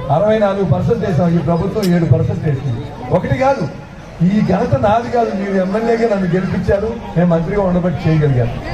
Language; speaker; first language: Telugu; native; Telugu